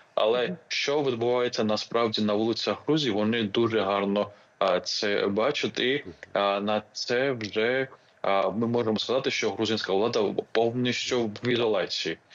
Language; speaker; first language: Ukrainian; non-native, fluent; Georgian